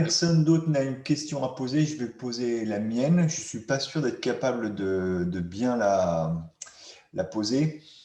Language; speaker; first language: French; native; French